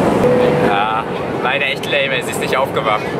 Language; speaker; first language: German; native; German